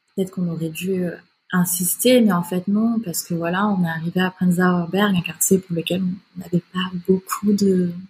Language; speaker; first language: French; native; French